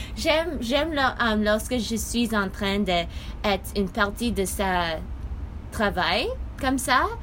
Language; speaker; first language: French; non-native, learner; English